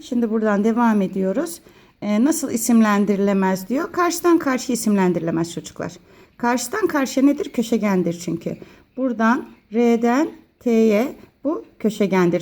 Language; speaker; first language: Turkish; native; Turkish